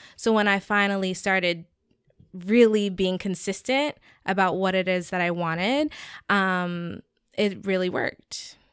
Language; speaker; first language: English; native; English